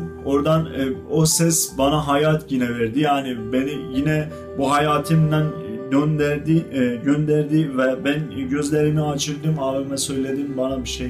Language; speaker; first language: Turkish; non-native, fluent; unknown